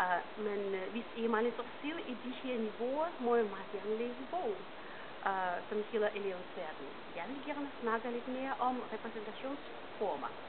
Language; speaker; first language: Danish; non-native, fluent; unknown